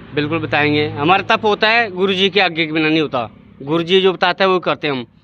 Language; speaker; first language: Hindi; native; Hindi